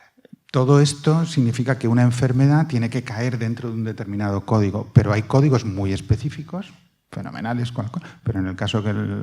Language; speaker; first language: Spanish; native; Spanish